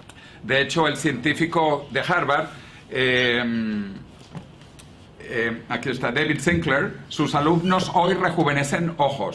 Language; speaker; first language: Spanish; native; Spanish